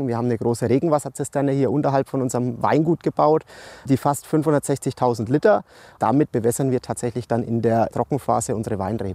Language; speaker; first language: German; native; German